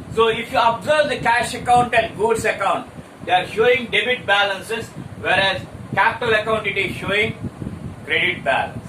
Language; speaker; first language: English; non-native, local second language; Telugu